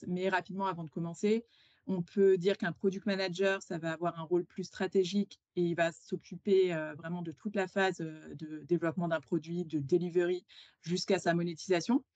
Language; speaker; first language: French; native; French